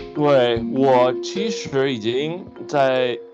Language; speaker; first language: Chinese; non-native, fluent; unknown